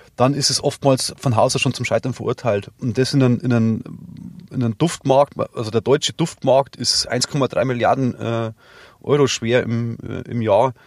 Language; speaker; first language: German; native; German